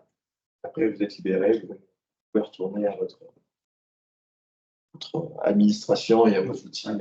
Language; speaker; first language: French; native; French